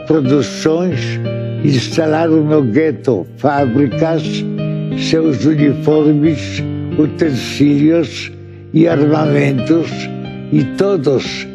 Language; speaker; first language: Portuguese; non-native, fluent; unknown